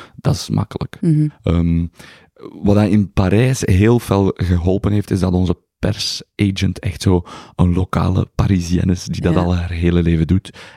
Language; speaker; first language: Dutch; native; Dutch